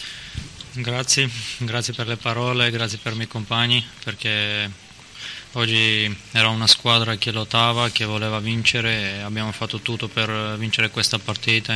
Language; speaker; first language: Italian; non-native, fluent; Armenian